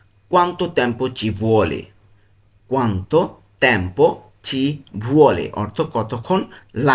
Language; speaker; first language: Italian; non-native, learner; Bangla